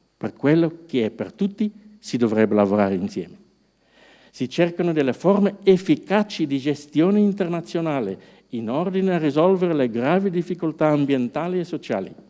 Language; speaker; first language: Italian; non-native, fluent; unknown